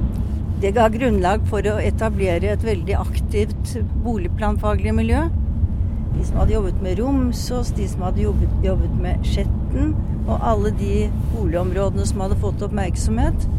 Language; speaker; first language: Norwegian; native; Norwegian